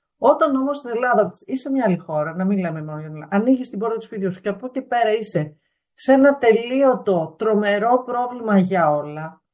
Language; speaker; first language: Greek; native; Greek